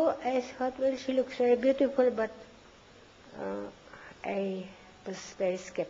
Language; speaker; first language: English; non-native, fluent; German